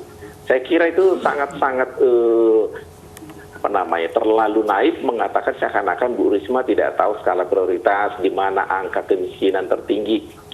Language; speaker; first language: Indonesian; native; Indonesian